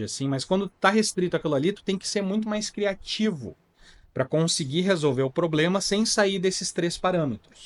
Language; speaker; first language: Portuguese; native; Portuguese